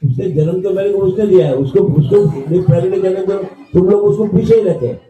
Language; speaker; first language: Hindi; non-native, local second language; Marathi